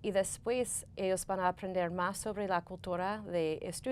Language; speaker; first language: Spanish; non-native, fluent; English